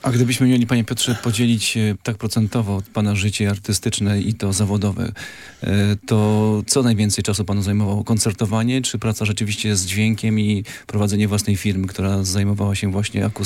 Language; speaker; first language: Polish; native; Polish